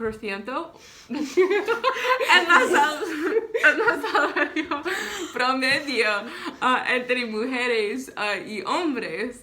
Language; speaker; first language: Spanish; non-native, learner; English